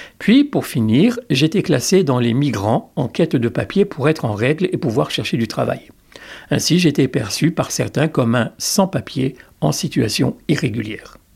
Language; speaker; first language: French; native; French